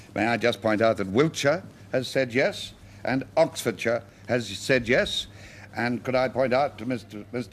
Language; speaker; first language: English; native; English